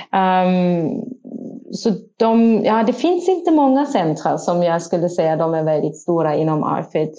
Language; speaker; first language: Swedish; non-native, fluent; German